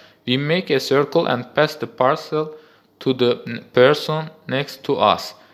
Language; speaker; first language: English; non-native, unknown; Azerbaijani